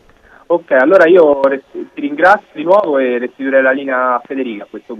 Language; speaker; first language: Italian; native; Italian